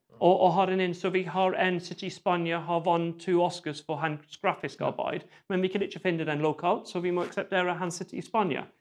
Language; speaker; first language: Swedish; non-native, fluent; English